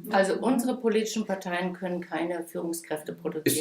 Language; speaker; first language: German; native; German